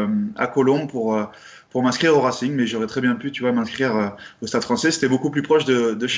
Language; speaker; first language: French; native; French